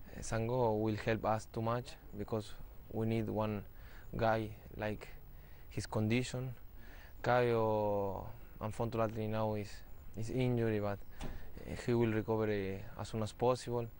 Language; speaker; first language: English; non-native, fluent; Spanish